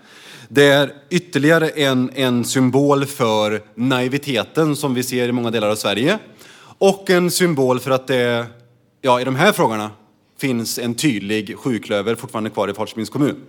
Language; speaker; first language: Swedish; native; Swedish